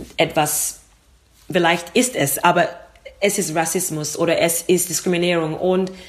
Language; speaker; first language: German; non-native, learner; English